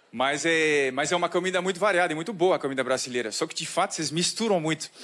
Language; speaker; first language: Portuguese; non-native, fluent; French